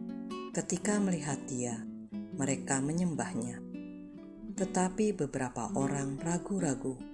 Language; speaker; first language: Indonesian; native; Indonesian